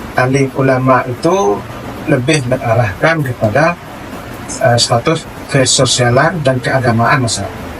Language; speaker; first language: Malay; non-native, local second language; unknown